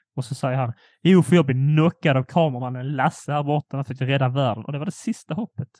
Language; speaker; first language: Swedish; early bilingual, other home language; Polish